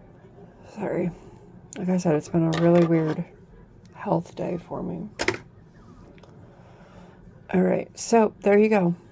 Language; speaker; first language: English; native; English